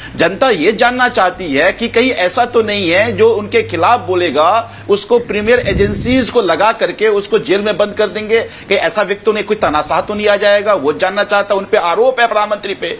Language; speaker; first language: Hindi; native; Hindi